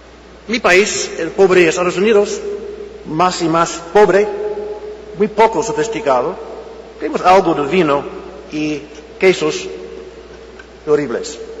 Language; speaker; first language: Spanish; non-native, fluent; English